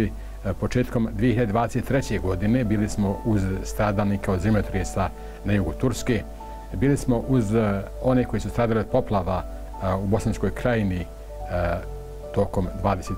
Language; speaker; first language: Croatian; native; Croatian